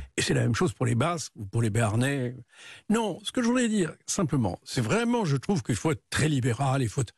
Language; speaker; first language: French; native; French